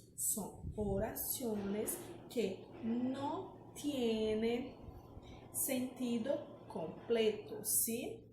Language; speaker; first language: Spanish; non-native, fluent; Portuguese